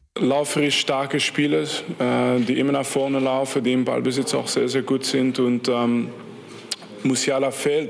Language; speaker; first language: German; non-native, fluent; French